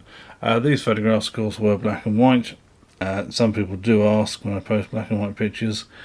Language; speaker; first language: English; native; English